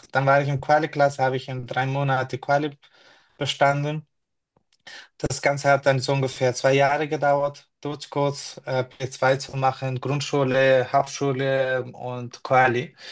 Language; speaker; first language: German; non-native, fluent; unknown